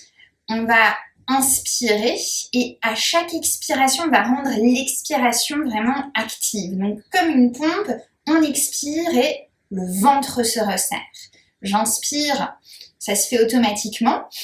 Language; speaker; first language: French; native; French